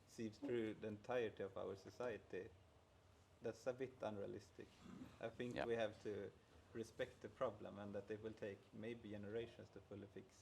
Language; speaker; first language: English; non-native, fluent; Swedish